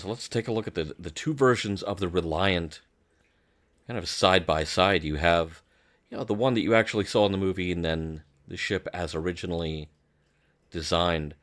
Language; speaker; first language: English; native; English